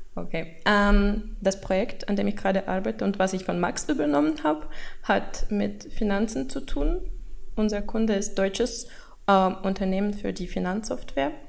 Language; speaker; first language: German; non-native, fluent; Russian